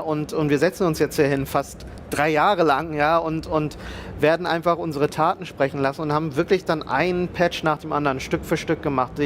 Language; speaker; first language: German; native; German